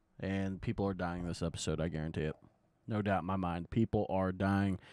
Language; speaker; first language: English; native; English